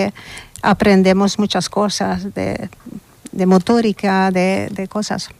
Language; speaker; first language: Spanish; non-native, learner; Hungarian